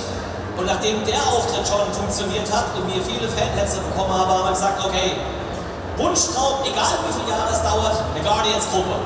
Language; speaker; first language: German; native; German